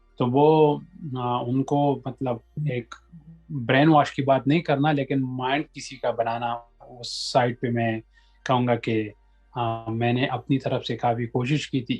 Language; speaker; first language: Urdu; non-native, local second language; Pashto